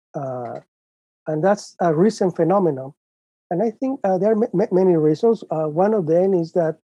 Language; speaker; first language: English; non-native, fluent; Spanish